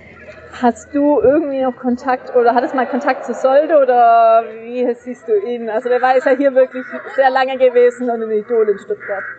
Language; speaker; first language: German; native; German